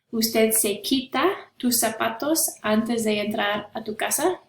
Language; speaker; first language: Spanish; non-native, fluent; English